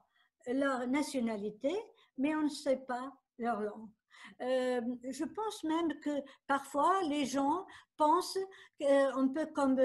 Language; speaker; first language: French; non-native, fluent; Portuguese